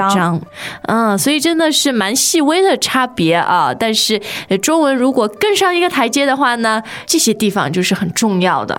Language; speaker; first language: Chinese; native; Chinese